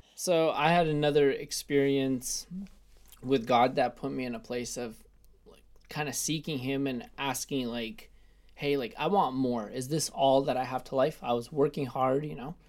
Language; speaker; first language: English; early bilingual, other home language; Russian